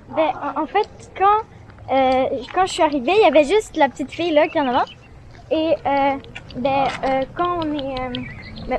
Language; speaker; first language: French; native; French